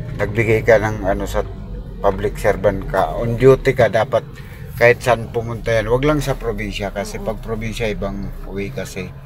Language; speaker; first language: Filipino; native; Filipino